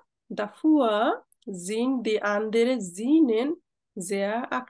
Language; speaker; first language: German; non-native, fluent; Bangla